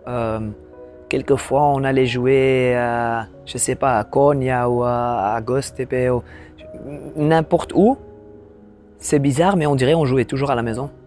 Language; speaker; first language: French; non-native, local second language; Dutch